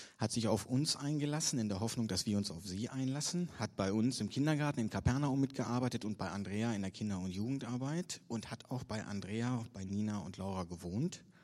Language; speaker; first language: German; native; German